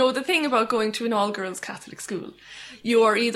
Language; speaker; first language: English; native; English